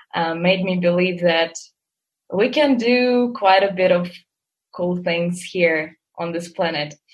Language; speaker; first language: English; non-native, fluent; Russian